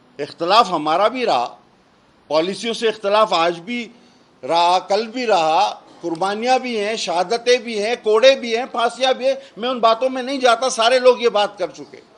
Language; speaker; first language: Urdu; non-native, local second language; Sindhi